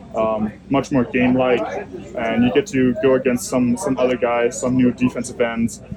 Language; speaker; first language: English; non-native, fluent; German